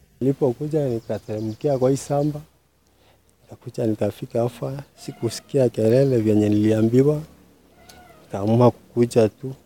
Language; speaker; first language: Swahili; non-native, local second language; Meru